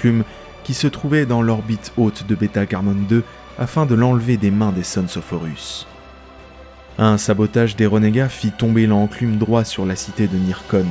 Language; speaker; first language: French; native; French